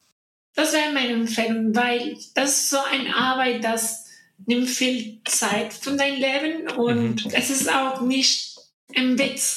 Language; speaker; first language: German; non-native, learner; Spanish